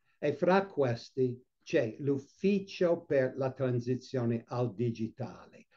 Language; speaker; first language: Italian; non-native, fluent; English